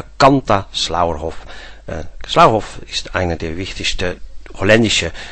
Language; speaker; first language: German; non-native, learner; Dutch